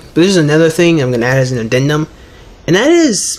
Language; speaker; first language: English; native; English